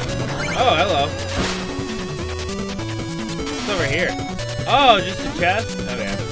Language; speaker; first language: English; native; English